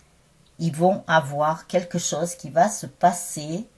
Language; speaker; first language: French; native; French